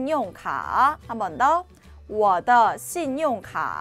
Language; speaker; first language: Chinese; non-native, fluent; Korean